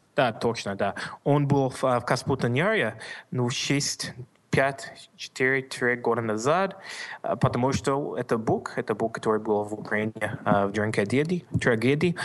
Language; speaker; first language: Russian; non-native, learner; English